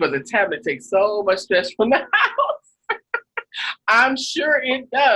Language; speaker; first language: English; native; English